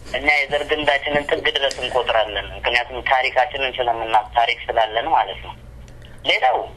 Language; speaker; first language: Amharic; non-native, local second language; Oromo